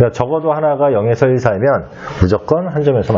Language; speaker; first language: Korean; native; Korean